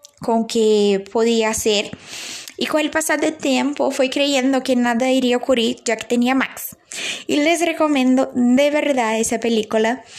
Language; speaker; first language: Spanish; non-native, learner; Portuguese